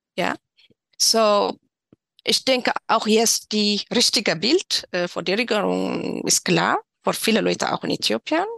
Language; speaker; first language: German; non-native, learner; Tigrinya